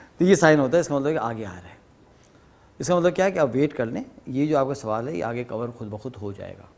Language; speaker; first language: Urdu; native; Urdu